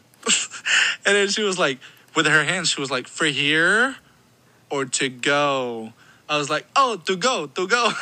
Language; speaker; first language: English; non-native, fluent; Spanish